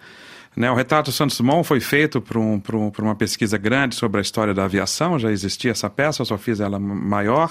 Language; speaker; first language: Portuguese; native; Portuguese